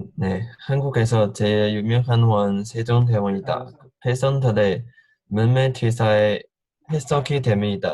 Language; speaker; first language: Korean; non-native, fluent; Chinese